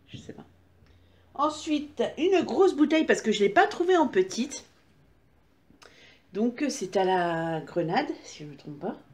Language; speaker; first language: French; native; French